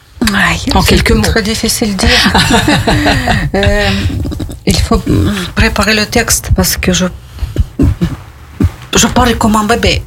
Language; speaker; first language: French; non-native, learner; Ukrainian